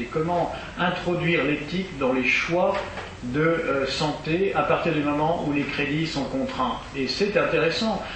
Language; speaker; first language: French; native; French